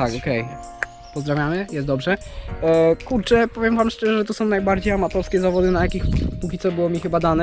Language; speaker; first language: Polish; native; Polish